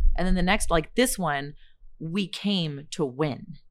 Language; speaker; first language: English; native; English